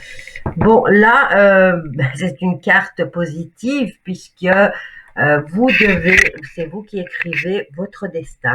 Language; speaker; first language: French; native; French